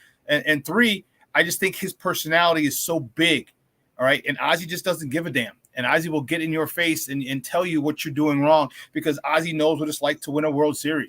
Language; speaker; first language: English; native; English